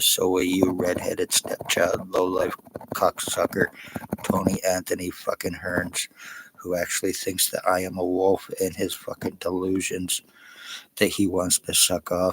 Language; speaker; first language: English; native; English